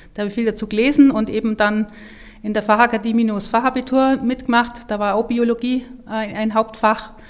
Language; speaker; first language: German; native; German